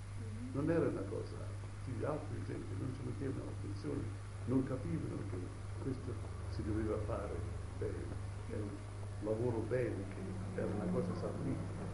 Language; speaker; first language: Italian; early bilingual, heritage; Italian